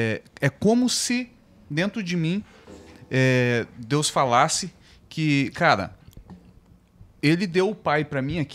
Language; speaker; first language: Portuguese; native; Portuguese